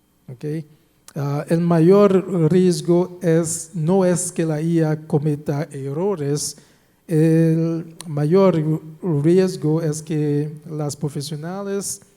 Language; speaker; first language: Spanish; non-native, fluent; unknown